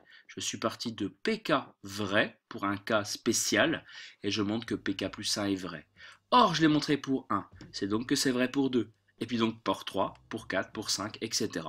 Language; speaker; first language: French; native; French